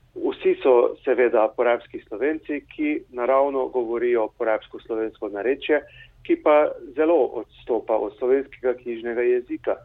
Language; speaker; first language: Slovenian; early bilingual, heritage; Slovenian